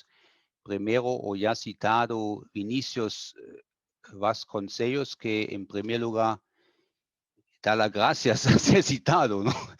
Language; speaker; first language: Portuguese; non-native, fluent; German